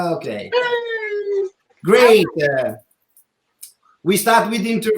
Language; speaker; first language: English; non-native, learner; Italian